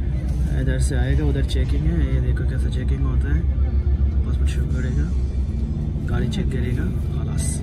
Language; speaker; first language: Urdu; non-native, learner; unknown